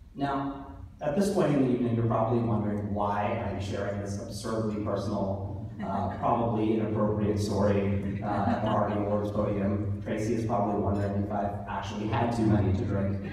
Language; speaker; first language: English; native; English